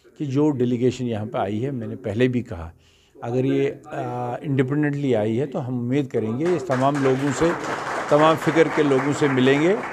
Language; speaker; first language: Hindi; non-native, local second language; Kashmiri